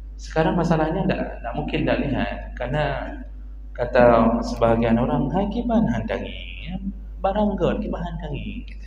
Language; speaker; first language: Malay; non-native, local second language; Achinese